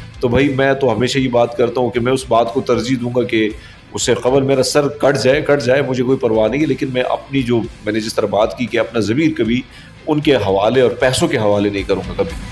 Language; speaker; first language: Urdu; non-native, local second language; Pashto